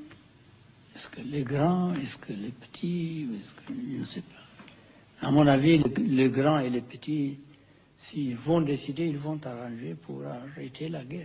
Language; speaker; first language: French; non-native, fluent; Amharic